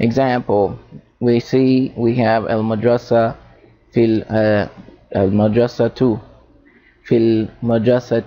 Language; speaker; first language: Arabic; non-native, fluent; English